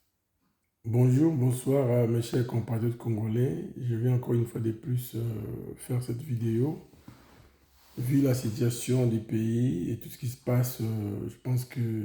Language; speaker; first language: French; non-native, local second language; Lingala